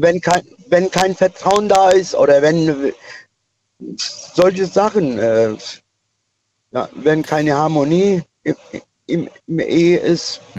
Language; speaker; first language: German; non-native, fluent; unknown